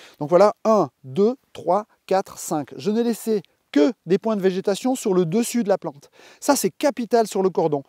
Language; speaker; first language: French; native; French